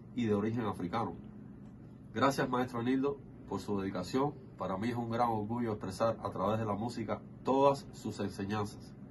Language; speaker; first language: Spanish; native; Spanish